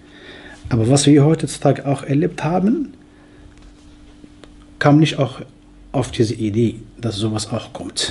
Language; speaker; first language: German; non-native, fluent; Arabic